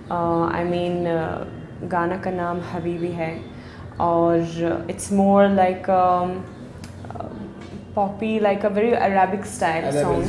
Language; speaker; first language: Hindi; non-native, learner; Swedish